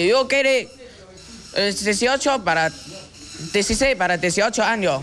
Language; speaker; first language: Spanish; non-native, learner; Chinese